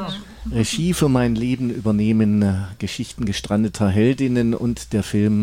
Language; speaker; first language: German; native; German